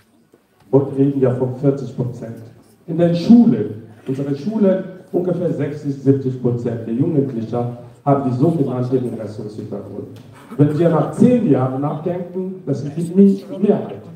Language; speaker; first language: German; non-native, fluent; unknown